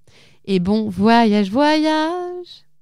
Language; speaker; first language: French; native; French